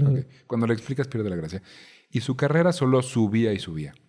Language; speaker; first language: Spanish; native; Spanish